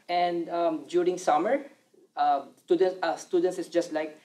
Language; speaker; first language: English; non-native, local second language; Filipino